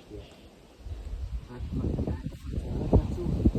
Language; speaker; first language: German; native; German